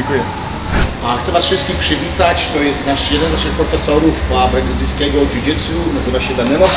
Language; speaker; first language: Polish; early bilingual, heritage; Polish